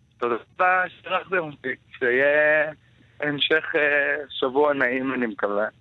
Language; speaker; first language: Hebrew; non-native, local second language; Arabic